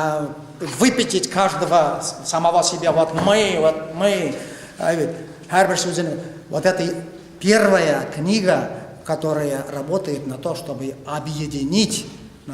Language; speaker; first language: Russian; non-native, local second language; Tatar